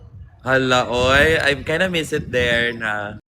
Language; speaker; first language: Filipino; native; Filipino